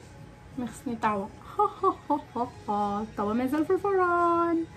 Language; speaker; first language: Arabic; native; Arabic